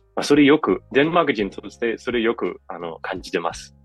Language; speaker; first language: Japanese; non-native, fluent; Danish